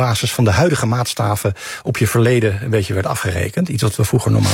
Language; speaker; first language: Dutch; native; Dutch